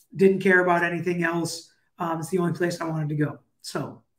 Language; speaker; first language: English; native; English